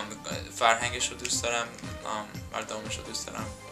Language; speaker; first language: Persian; non-native, learner; English